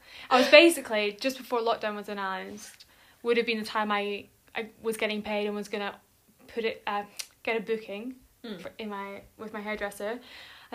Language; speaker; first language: English; native; English